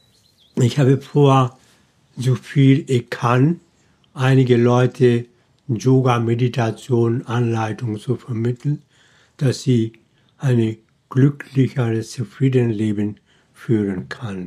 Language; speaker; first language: German; non-native, fluent; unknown